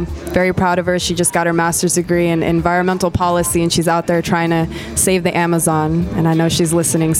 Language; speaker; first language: English; native; English